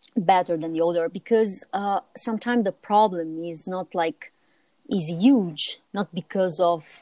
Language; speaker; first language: English; non-native, fluent; Italian